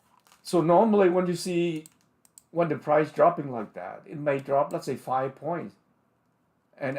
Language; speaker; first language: English; non-native, fluent; Vietnamese